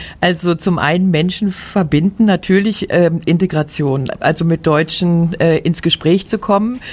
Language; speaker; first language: German; native; German